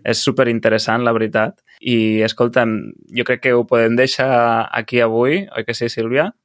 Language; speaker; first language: Catalan; native; Catalan